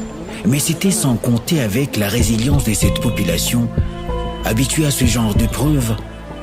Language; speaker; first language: French; non-native, local second language; Swahili